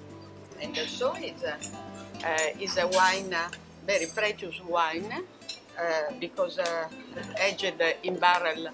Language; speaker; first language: English; non-native, learner; Italian